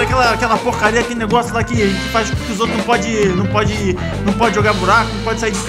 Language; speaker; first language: Portuguese; native; Portuguese